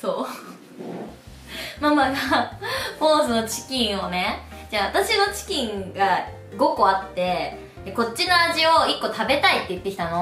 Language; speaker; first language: Japanese; native; Japanese